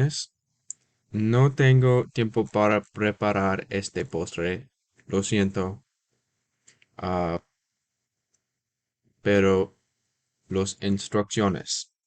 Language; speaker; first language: Spanish; non-native, learner; English